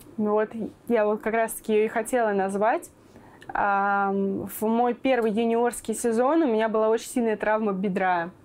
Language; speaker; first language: Russian; native; Russian